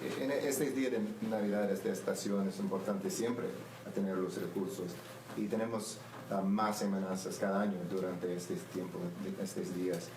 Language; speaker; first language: Spanish; non-native, learner; English